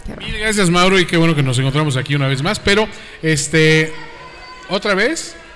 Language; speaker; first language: Spanish; native; Spanish